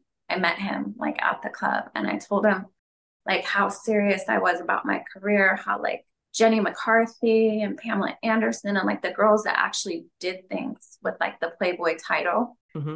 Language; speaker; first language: English; native; English